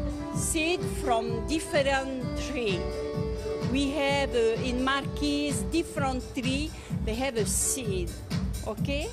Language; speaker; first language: English; non-native, learner; French